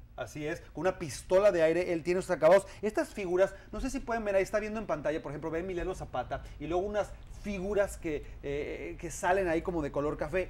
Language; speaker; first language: Spanish; native; Spanish